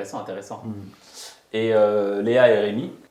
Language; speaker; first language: French; native; French